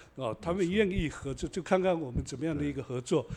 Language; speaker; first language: Chinese; native; Chinese